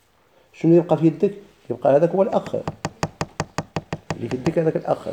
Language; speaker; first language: Arabic; native; Arabic